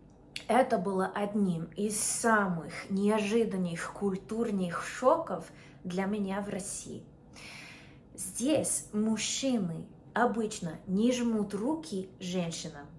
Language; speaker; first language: Russian; non-native, fluent; English